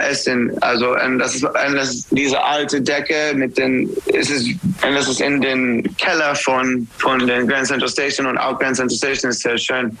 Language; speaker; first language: German; non-native, learner; English